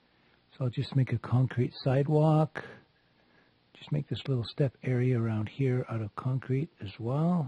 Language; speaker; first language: English; native; English